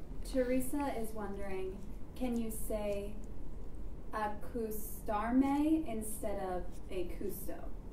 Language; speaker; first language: English; native; English